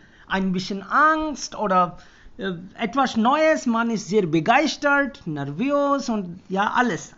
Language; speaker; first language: German; non-native, fluent; Hindi